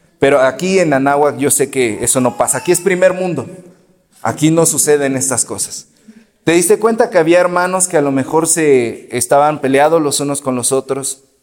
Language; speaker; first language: Spanish; native; Spanish